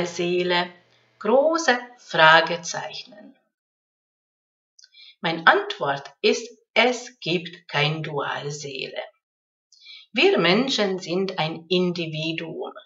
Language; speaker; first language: German; non-native, fluent; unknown